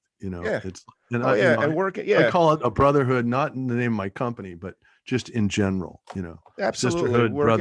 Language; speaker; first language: English; native; English